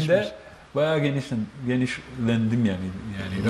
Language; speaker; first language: Turkish; non-native, fluent; Bosnian